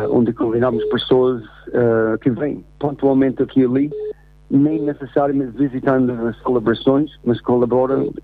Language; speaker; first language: Portuguese; non-native, fluent; English